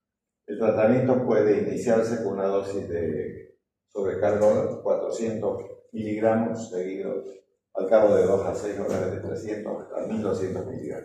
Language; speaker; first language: Spanish; native; Spanish